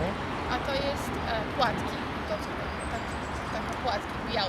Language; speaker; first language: Polish; non-native, learner; Afrikaans